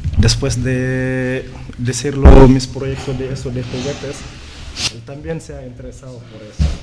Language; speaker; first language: Spanish; non-native, learner; Wolof